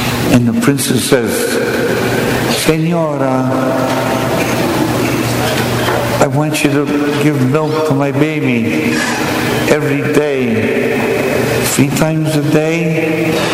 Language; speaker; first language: English; native; English